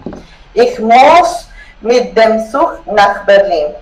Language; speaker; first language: German; non-native, learner; Spanish